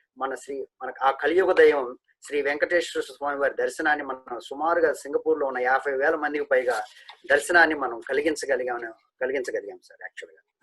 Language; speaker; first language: Telugu; native; Telugu